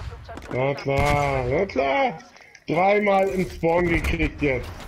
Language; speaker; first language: German; native; German